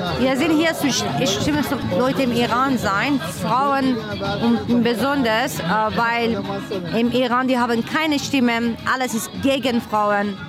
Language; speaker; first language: German; non-native, learner; Persian